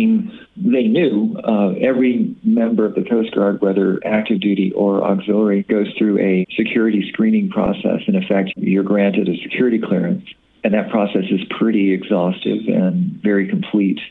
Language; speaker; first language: English; native; English